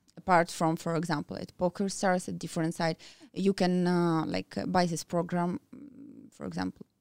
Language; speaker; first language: English; non-native, fluent; Ukrainian